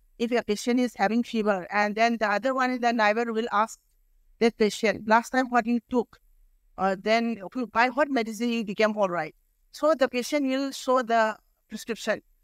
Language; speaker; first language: English; non-native, local second language; Manipuri